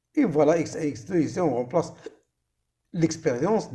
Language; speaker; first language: French; non-native, local second language; Arabic